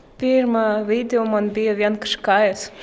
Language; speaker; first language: Latvian; non-native, local second language; Russian